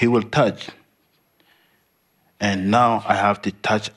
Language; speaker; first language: English; non-native, learner; Arabic